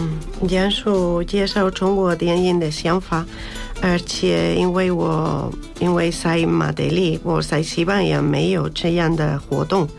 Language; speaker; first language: Chinese; non-native, fluent; Spanish